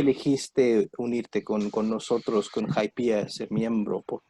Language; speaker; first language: Spanish; non-native, fluent; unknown